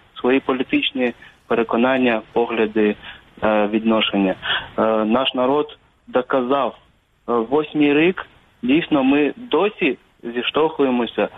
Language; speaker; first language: Ukrainian; non-native, local second language; Crimean Tatar